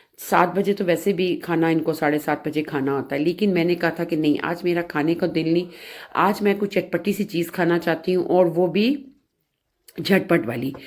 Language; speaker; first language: Urdu; non-native, local second language; Punjabi